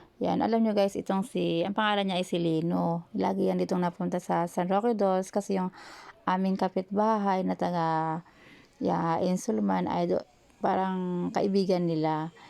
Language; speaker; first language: Filipino; native; Filipino